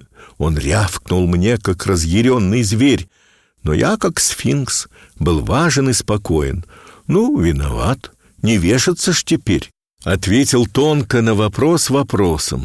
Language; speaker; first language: Russian; native; Russian